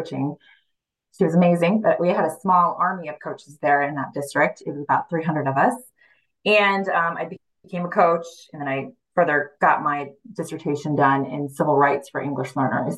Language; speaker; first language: English; early bilingual, other home language; Spanish